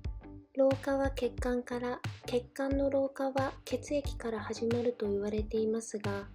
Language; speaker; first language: Japanese; native; Japanese